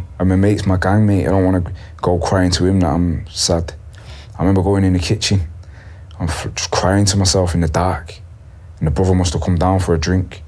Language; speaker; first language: English; native; English